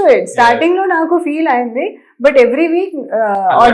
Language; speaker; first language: Telugu; non-native, local second language; Hindi